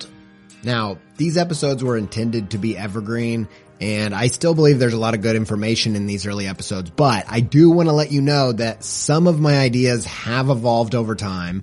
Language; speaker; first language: English; native; English